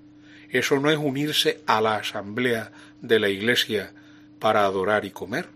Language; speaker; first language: Spanish; native; Spanish